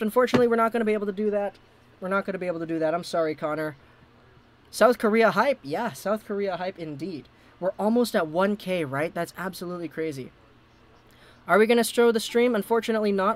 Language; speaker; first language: English; native; English